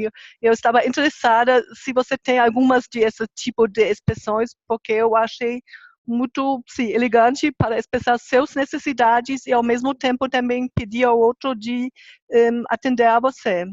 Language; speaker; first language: Portuguese; non-native, fluent; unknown